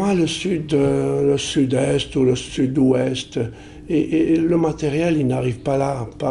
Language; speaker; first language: French; non-native, local second language; Arabic